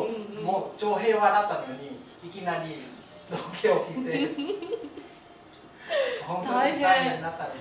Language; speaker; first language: Japanese; non-native, fluent; Vietnamese